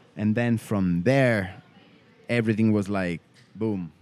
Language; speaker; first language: English; non-native, learner; Italian